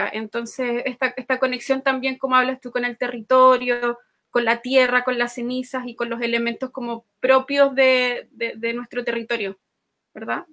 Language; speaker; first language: Spanish; native; Spanish